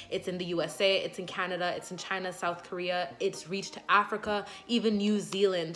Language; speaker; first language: English; native; English